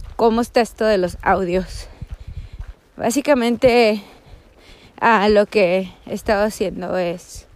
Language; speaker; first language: Spanish; native; Spanish